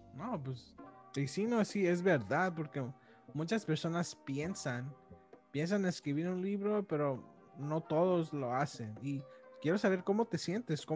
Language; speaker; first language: Spanish; native; Spanish